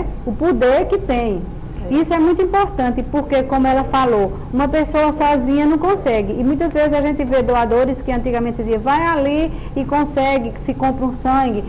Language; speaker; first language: Portuguese; native; Portuguese